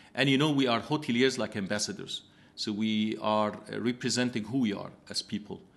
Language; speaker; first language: English; non-native, fluent; Italian